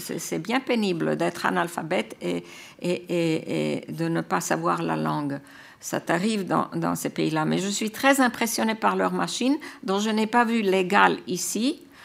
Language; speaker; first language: French; non-native, fluent; Croatian